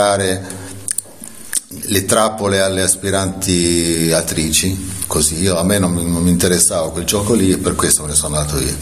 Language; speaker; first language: Italian; native; Italian